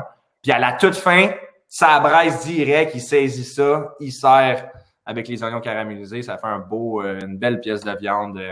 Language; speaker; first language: French; native; French